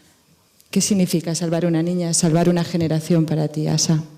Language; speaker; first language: Spanish; native; Spanish